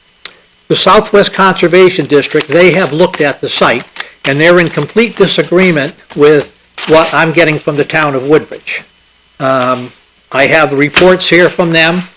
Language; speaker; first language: English; native; English